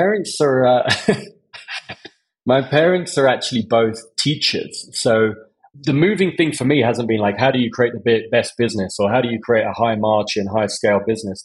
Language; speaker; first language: English; native; English